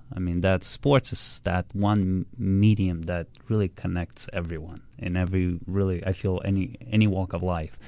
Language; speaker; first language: English; early bilingual, other home language; Russian